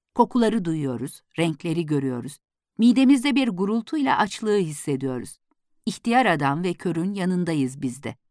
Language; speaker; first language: Turkish; native; Turkish